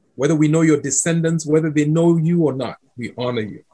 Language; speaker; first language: English; non-native, local second language; Akan